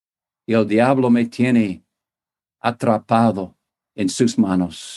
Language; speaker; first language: Spanish; non-native, fluent; English